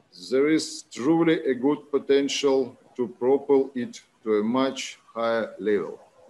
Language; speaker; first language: English; non-native, fluent; Russian